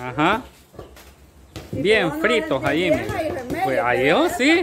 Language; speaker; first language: Spanish; native; Spanish